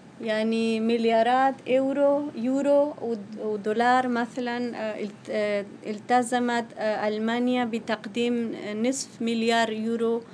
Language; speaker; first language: Arabic; non-native, fluent; Spanish